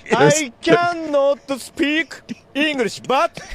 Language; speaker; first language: English; non-native, learner; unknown